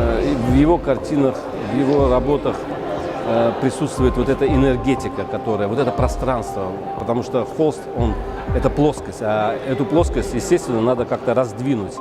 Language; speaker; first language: Russian; native; Russian